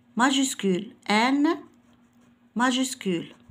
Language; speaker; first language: French; non-native, local second language; Arabic